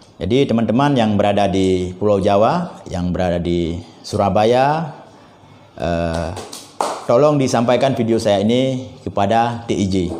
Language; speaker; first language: Indonesian; non-native, local second language; Achinese